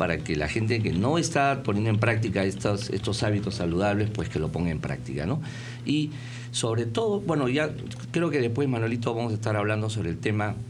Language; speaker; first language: Spanish; native; Spanish